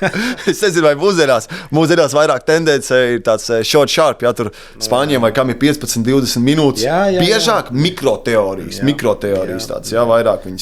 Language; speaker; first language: Latvian; native; Latvian